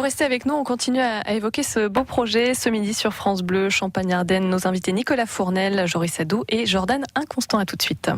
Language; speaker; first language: French; native; French